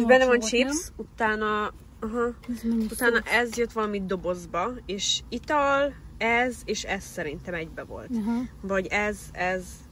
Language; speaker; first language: Hungarian; non-native, fluent; English